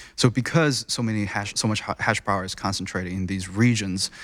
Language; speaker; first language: English; non-native, fluent; Chinese